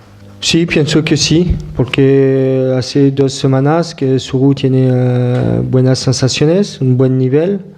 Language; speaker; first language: Spanish; non-native, fluent; French